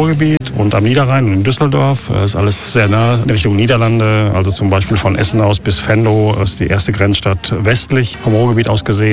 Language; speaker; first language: German; native; German